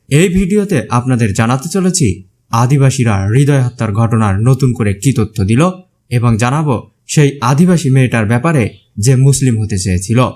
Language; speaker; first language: Bangla; native; Bangla